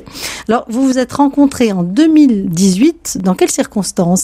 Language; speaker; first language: French; native; French